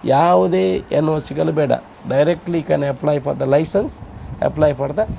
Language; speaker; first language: Kannada; non-native, local second language; Tulu